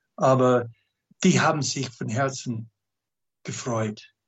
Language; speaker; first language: German; non-native, fluent; English